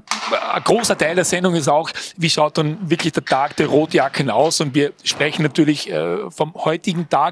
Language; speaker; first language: German; native; German